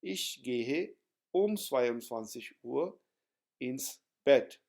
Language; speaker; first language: German; non-native, fluent; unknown